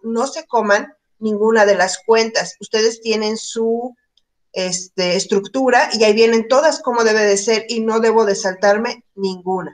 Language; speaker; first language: Spanish; native; Spanish